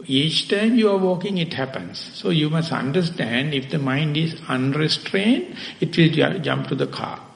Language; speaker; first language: English; non-native, local second language; Sinhala